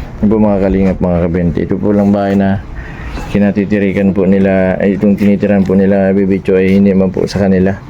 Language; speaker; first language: Filipino; native; Filipino